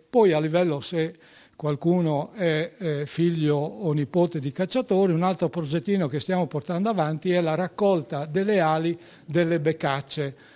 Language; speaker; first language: Italian; native; Italian